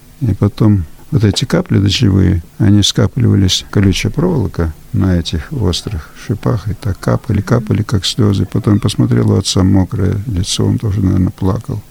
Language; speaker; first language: Russian; early bilingual, heritage; Russian